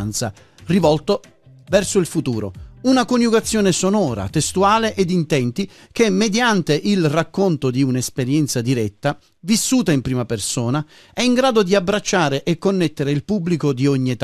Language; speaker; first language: Italian; native; Italian